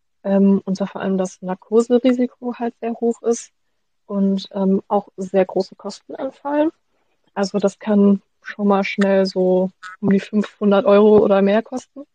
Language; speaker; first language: German; native; German